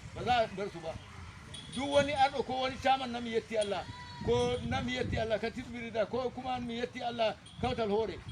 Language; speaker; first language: Hausa; non-native, local second language; Fula